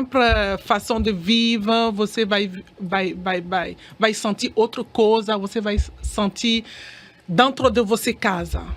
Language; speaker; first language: Portuguese; non-native, learner; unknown